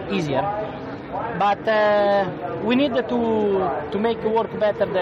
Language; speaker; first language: English; non-native, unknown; Italian